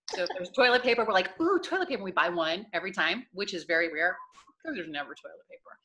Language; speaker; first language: English; native; English